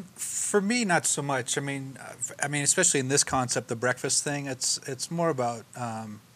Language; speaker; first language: English; native; English